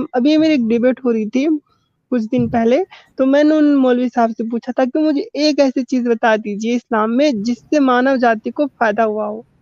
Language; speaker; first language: Hindi; native; Hindi